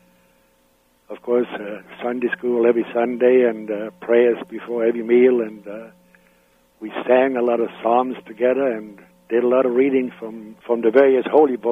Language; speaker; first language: English; non-native, fluent; Danish